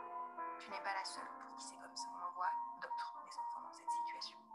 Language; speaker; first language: French; native; French